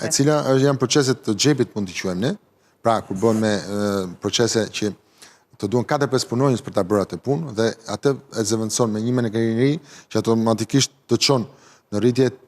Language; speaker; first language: Albanian; native; Albanian